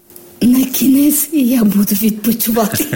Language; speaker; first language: Ukrainian; non-native, learner; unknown